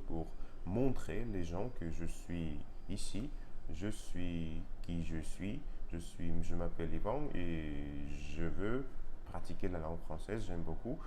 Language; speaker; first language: French; non-native, learner; Russian